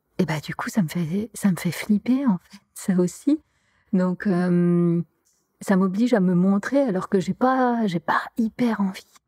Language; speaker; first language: French; native; French